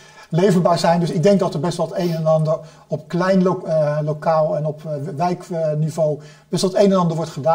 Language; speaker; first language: Dutch; native; Dutch